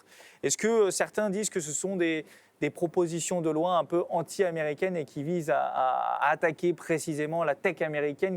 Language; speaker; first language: French; native; French